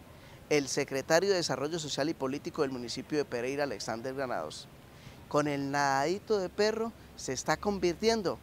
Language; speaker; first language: Spanish; native; Spanish